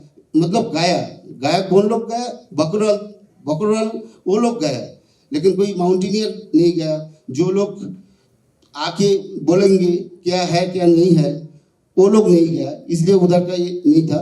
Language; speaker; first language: Hindi; non-native, local second language; Bangla